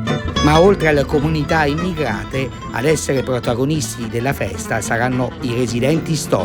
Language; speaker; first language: Italian; native; Italian